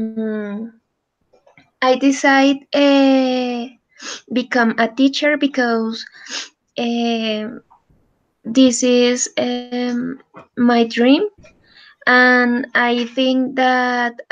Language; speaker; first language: English; non-native, learner; Spanish